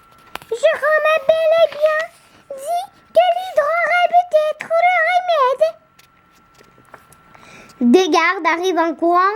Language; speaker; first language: French; native; French